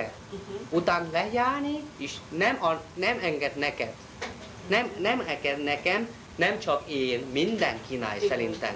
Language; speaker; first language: Hungarian; non-native, learner; Chinese